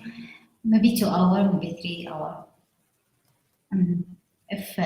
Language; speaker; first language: English; non-native, learner; Arabic